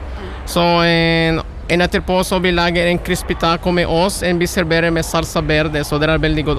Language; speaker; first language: Norwegian; non-native, learner; Spanish